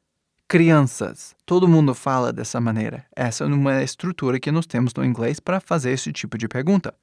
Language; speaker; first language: Portuguese; non-native, fluent; English